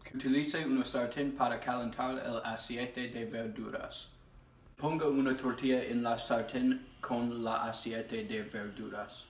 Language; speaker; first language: Spanish; non-native, learner; English